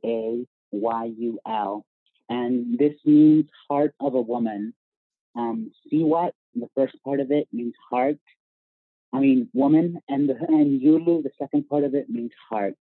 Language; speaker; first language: English; native; English